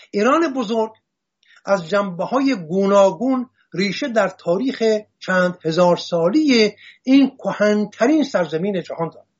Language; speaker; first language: Persian; non-native, local second language; Assyrian Neo-Aramaic